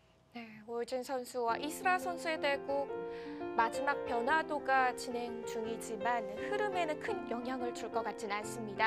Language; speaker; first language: Korean; native; Korean